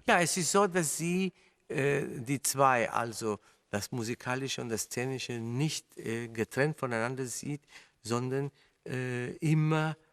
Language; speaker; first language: German; non-native, fluent; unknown